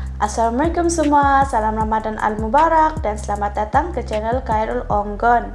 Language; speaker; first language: Malay; native; Malay